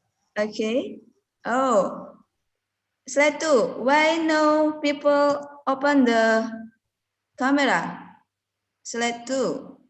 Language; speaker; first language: English; non-native, learner; Indonesian